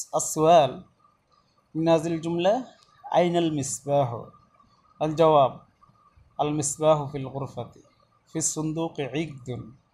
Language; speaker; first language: Arabic; non-native, fluent; Bangla